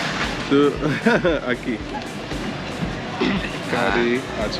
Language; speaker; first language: Spanish; non-native, learner; English